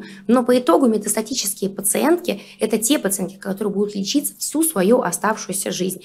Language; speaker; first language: Russian; native; Russian